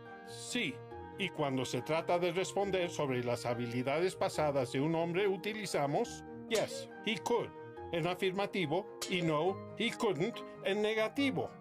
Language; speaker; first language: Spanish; native; Spanish